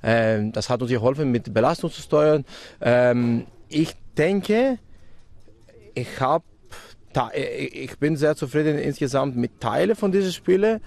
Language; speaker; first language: German; non-native, fluent; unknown